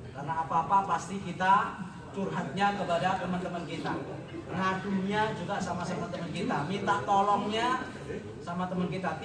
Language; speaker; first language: Indonesian; non-native, local second language; Javanese